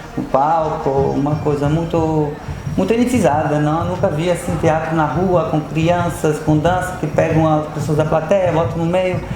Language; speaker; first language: Portuguese; non-native, fluent; Arabic